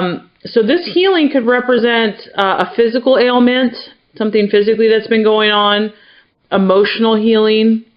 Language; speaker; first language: English; native; English